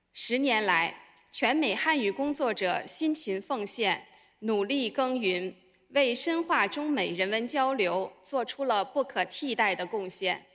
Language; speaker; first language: Chinese; native; Chinese